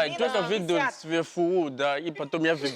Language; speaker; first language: Russian; non-native, learner; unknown